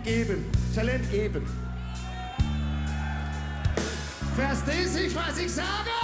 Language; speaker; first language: German; non-native, learner; Danish